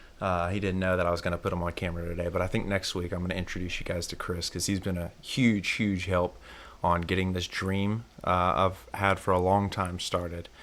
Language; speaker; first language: English; native; English